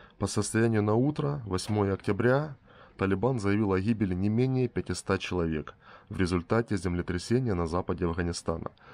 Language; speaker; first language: Russian; native; Russian